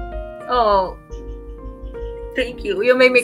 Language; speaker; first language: English; non-native, learner; Spanish